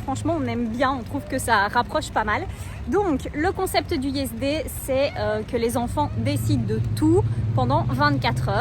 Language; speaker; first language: French; native; French